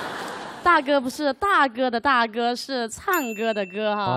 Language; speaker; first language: Chinese; non-native, local second language; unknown